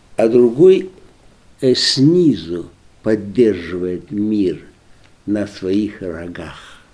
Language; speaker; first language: Russian; non-native, local second language; Lithuanian